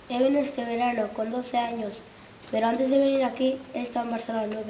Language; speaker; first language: Spanish; early bilingual, other home language; Bangla